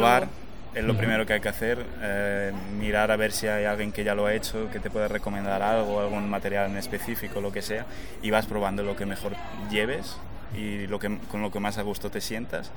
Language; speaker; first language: Spanish; native; Spanish